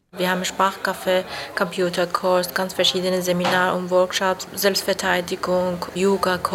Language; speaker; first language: German; non-native, fluent; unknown